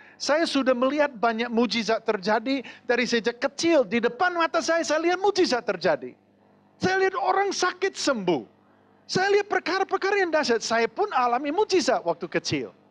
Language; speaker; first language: Indonesian; non-native, fluent; English